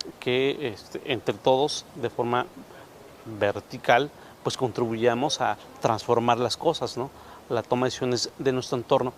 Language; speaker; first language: Spanish; native; Spanish